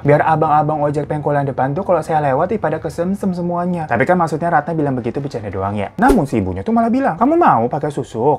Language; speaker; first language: Indonesian; native; Indonesian